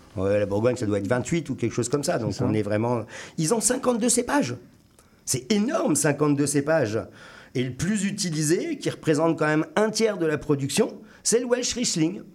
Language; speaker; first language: French; native; French